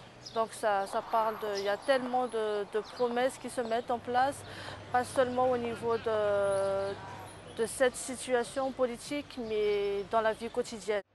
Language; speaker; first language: French; non-native, local second language; Malagasy